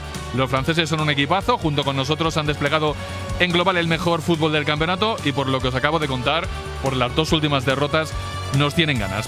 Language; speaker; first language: Spanish; native; Spanish